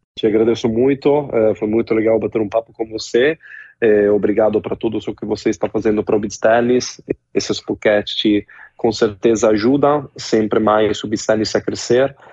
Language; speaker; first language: Portuguese; non-native, fluent; Italian